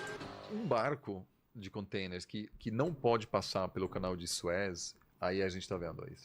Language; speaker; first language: Portuguese; non-native, fluent; German